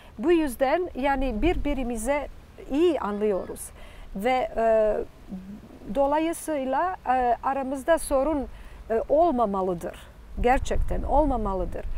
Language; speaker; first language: Turkish; non-native, fluent; Serbian